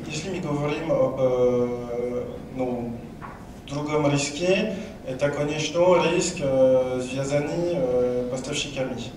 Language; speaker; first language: Russian; non-native, learner; French